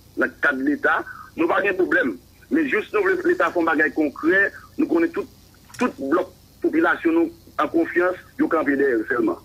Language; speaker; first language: Haitian Creole; native; Haitian Creole